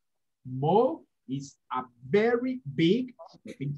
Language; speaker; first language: English; non-native, fluent; Spanish